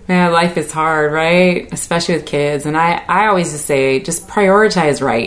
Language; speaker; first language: English; native; English